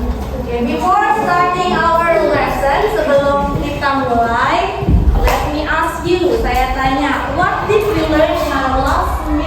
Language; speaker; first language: English; non-native, learner; Indonesian